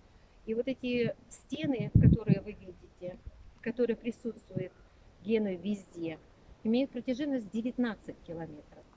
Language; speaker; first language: Russian; native; Russian